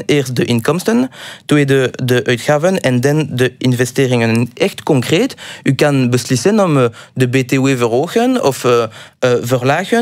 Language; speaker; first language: Dutch; non-native, local second language; French